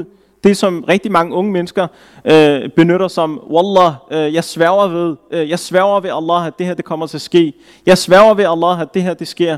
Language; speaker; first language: Danish; early bilingual, other home language; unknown